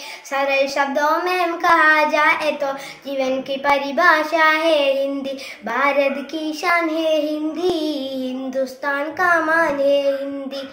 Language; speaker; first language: Hindi; non-native, local second language; Malayalam